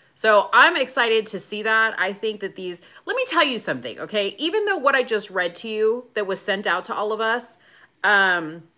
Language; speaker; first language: English; native; English